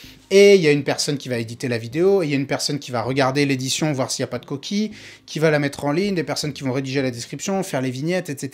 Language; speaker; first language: French; native; French